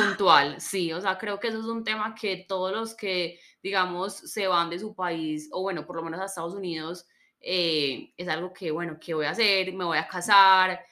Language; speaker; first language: Spanish; native; Spanish